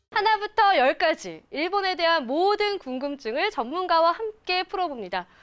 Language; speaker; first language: Korean; native; Korean